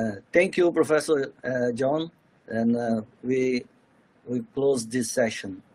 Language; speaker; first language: English; non-native, fluent; Portuguese